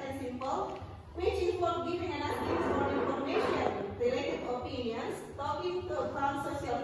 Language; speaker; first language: English; non-native, fluent; Indonesian